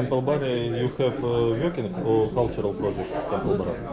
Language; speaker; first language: English; non-native, learner; Russian